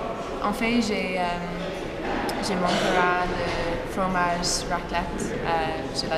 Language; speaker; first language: French; non-native, learner; English